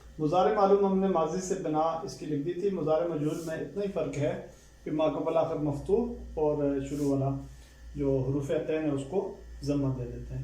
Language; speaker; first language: Urdu; native; Urdu